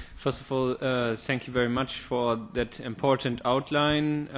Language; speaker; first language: English; non-native, fluent; German